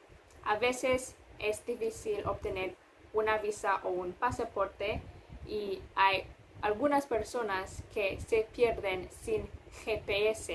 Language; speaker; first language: Spanish; non-native, fluent; English